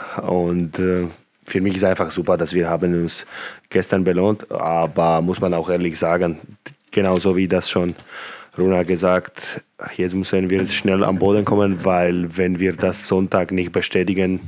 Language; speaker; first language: German; non-native, fluent; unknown